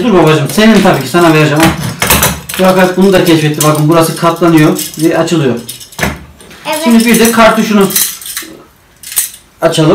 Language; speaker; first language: Turkish; native; Turkish